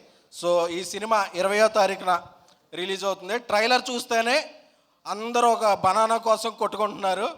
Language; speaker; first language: Telugu; native; Telugu